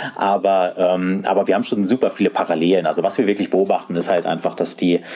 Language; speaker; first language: German; native; German